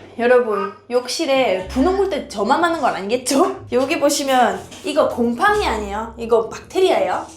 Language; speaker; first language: Korean; non-native, fluent; German